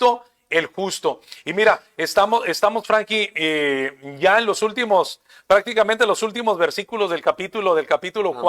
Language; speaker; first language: Spanish; native; Spanish